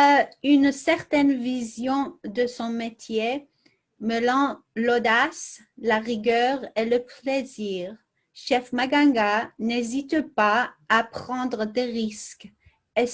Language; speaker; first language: French; non-native, learner; English